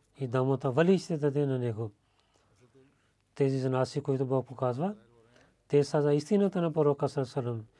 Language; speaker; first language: Bulgarian; non-native, learner; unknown